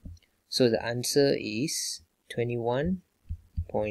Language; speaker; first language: English; non-native, local second language; Malay